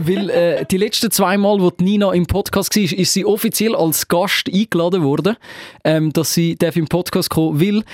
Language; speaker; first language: German; native; German